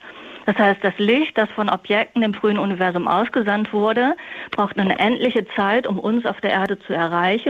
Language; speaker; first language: German; native; German